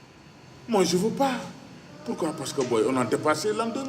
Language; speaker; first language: French; non-native, local second language; Wolof